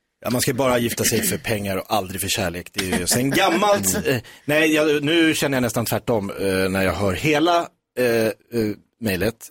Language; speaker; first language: Swedish; native; Swedish